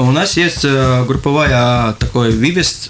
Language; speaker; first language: Russian; non-native, local second language; Latvian